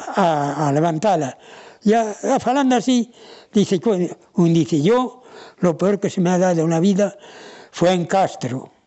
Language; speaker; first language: Spanish; non-native, local second language; Galician